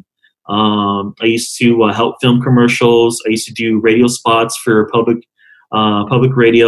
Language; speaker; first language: English; native; English